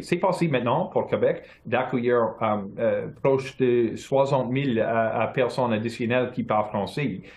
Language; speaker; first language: French; non-native, local second language; English